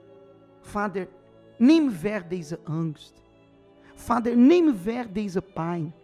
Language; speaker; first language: Dutch; non-native, fluent; Portuguese